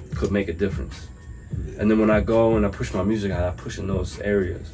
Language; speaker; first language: English; native; English